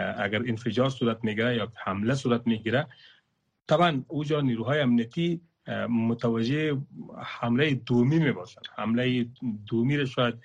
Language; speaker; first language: Persian; non-native, local second language; Pashto